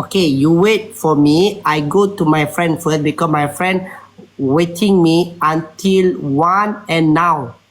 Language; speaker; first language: English; non-native, learner; Malay